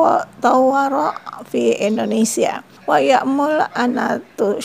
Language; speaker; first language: Arabic; non-native, fluent; Indonesian